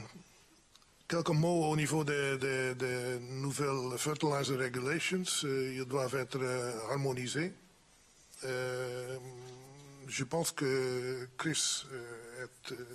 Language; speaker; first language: French; non-native, fluent; Dutch